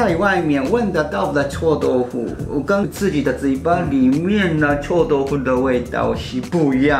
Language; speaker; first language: Chinese; non-native, fluent; Japanese